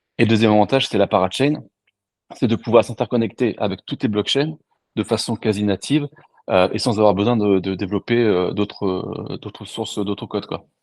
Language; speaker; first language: French; native; French